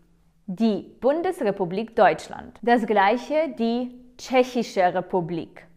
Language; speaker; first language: German; non-native, fluent; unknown